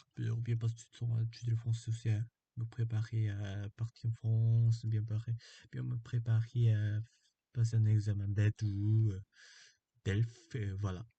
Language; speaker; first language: French; non-native, learner; Korean